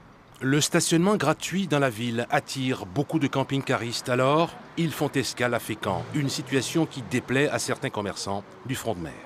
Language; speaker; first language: French; native; French